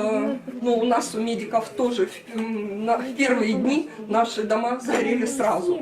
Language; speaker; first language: Russian; native; Russian